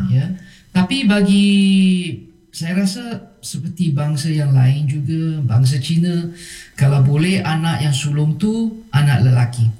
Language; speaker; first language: Malay; non-native, local second language; Chinese